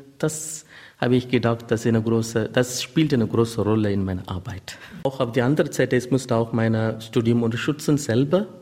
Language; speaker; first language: German; non-native, learner; Tamil